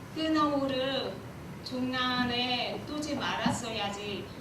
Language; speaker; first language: Korean; non-native, learner; Vietnamese